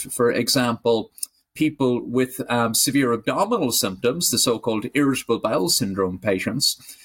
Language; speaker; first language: English; native; English